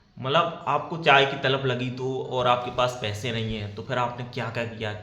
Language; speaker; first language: Hindi; native; Hindi